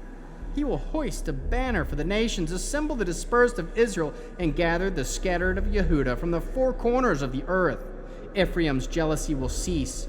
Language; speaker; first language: English; native; English